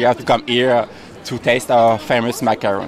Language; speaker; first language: English; non-native, learner; French